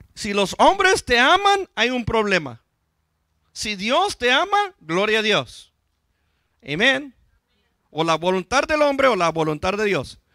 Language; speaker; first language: Spanish; non-native, fluent; English